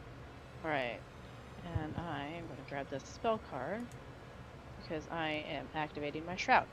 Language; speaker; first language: English; native; English